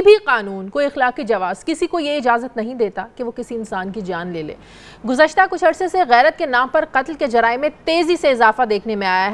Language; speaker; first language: Urdu; native; Urdu